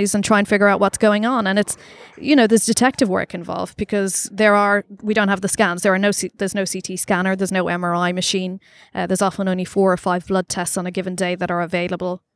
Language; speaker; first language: English; native; English